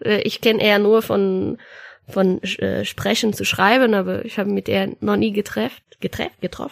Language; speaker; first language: German; non-native, learner; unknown